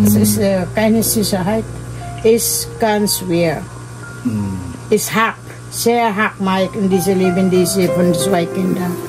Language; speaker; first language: German; non-native, learner; Filipino